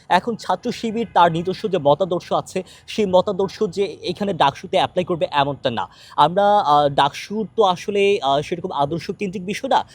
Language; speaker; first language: Bangla; non-native, local second language; Chakma